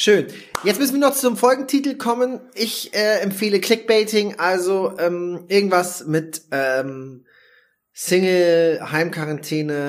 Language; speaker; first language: German; native; German